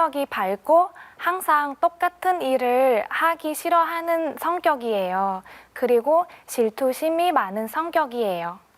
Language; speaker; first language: Korean; non-native, learner; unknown